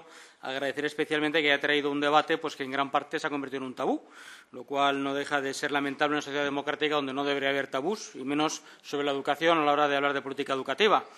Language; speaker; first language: Spanish; native; Spanish